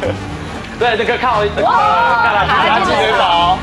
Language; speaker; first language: Chinese; non-native, fluent; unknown